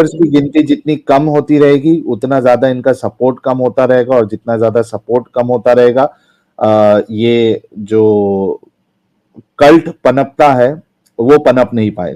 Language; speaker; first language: Hindi; native; Hindi